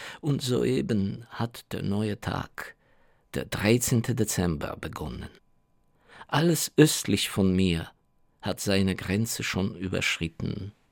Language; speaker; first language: German; non-native, fluent; Ukrainian